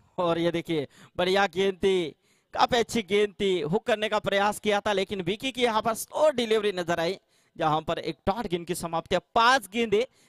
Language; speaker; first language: Hindi; non-native, local second language; Marathi